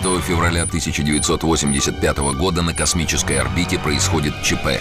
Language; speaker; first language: Russian; native; Russian